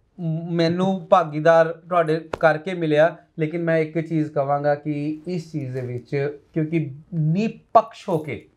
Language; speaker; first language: Punjabi; non-native, local second language; Hindi